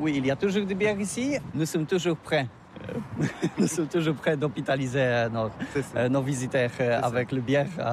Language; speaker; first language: French; non-native, learner; Polish